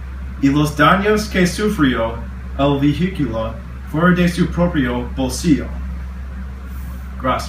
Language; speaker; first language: Spanish; non-native, learner; English